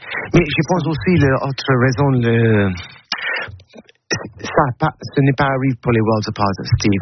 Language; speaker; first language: French; non-native, learner; English